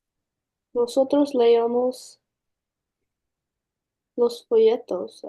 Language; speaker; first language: Spanish; non-native, learner; English